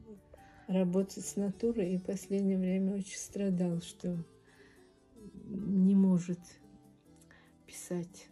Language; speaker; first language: Russian; non-native, local second language; Tajik